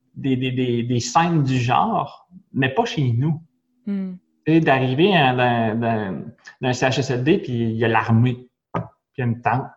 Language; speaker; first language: French; native; French